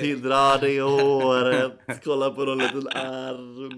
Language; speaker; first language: Swedish; native; Swedish